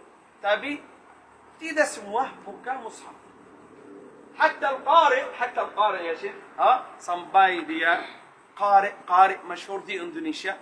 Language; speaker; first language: Indonesian; non-native, learner; Arabic